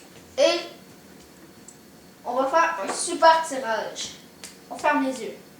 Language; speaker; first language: French; native; French